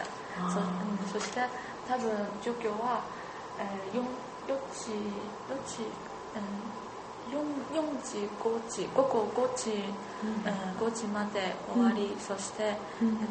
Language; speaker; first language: Japanese; non-native, learner; Chinese